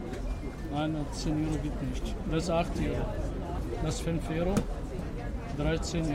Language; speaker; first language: German; non-native, learner; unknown